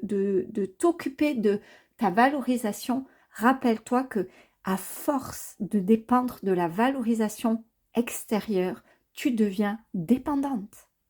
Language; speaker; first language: French; native; French